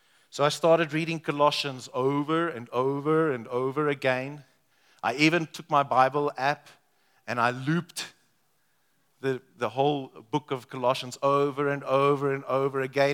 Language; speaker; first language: English; non-native, local second language; Afrikaans